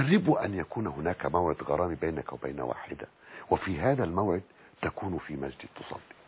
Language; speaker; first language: Arabic; native; Arabic